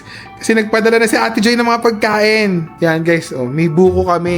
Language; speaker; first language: Filipino; native; Filipino